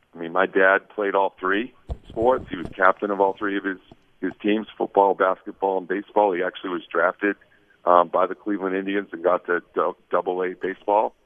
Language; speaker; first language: English; native; English